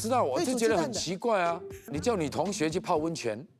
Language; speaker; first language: Chinese; native; Chinese